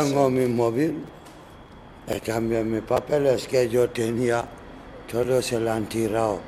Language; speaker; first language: Spanish; non-native, learner; Arabic